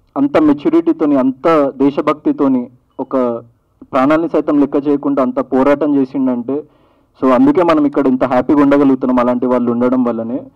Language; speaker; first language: Telugu; native; Telugu